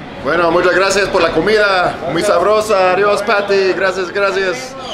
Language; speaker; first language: Spanish; non-native, learner; English